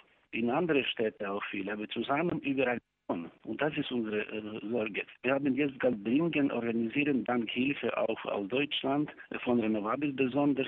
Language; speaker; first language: German; non-native, learner; Ukrainian